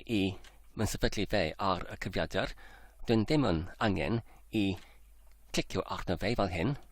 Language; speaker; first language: Welsh; non-native, learner; English